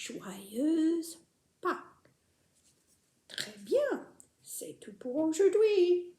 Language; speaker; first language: French; non-native, fluent; English